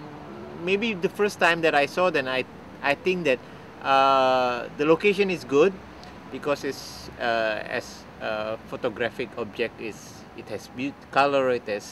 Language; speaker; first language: English; non-native, fluent; Indonesian